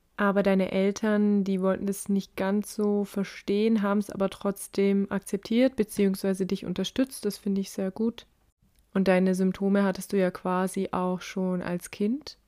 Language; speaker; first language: German; native; German